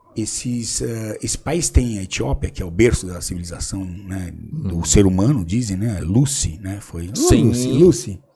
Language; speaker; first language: Portuguese; native; Portuguese